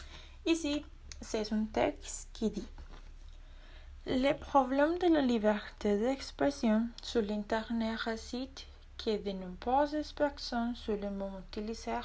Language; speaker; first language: French; non-native, learner; Spanish